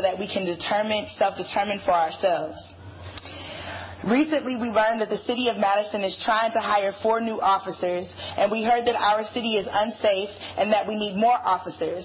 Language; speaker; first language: English; native; English